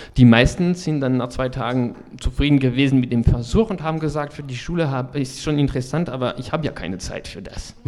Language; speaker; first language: German; non-native, fluent; French